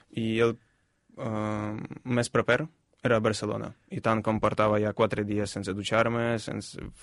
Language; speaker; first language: Catalan; non-native, fluent; Ukrainian